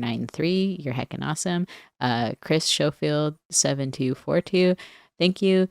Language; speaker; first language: English; native; English